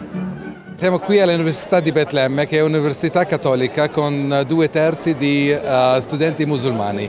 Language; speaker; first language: Italian; non-native, fluent; Arabic